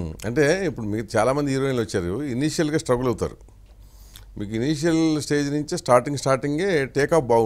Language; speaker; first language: Telugu; native; Telugu